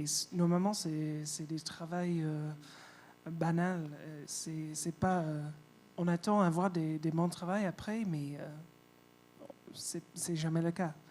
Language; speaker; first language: French; non-native, fluent; English